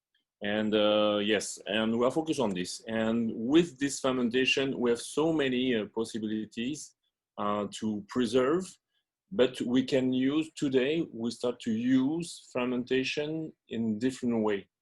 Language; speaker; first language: English; non-native, fluent; French